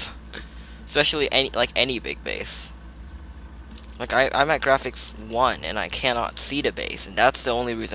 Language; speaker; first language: English; native; English